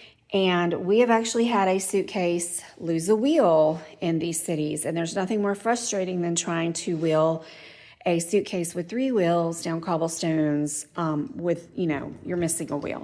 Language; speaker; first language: English; native; English